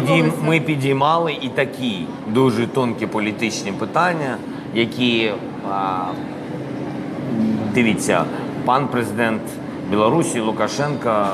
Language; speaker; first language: Ukrainian; non-native, local second language; Russian